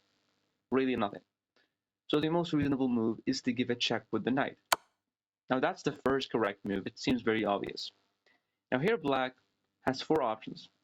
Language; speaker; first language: English; non-native, fluent; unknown